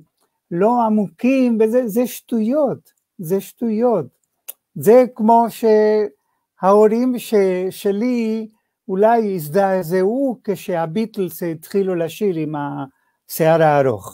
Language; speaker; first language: Hebrew; non-native, fluent; Spanish